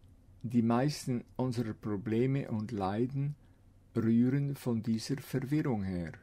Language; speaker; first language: German; non-native, fluent; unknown